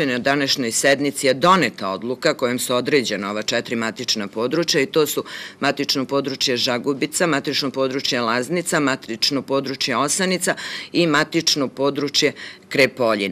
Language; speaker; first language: Serbian; native; Serbian